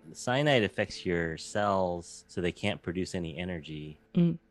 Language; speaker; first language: English; native; English